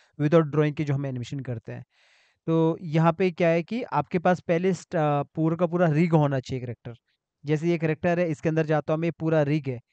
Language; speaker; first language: Hindi; native; Hindi